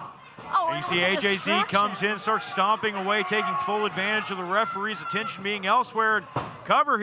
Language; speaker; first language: English; native; English